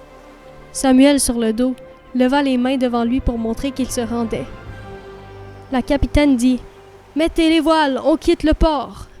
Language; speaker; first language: French; native; French